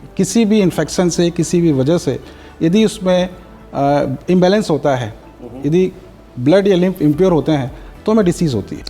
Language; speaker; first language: Hindi; native; Hindi